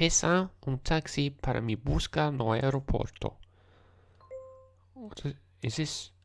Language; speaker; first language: Portuguese; non-native, learner; English